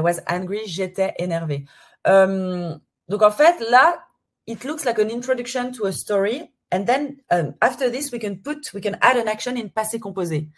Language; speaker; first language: French; native; French